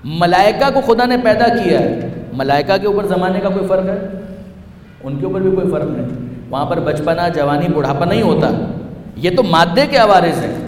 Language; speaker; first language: Urdu; non-native, local second language; Punjabi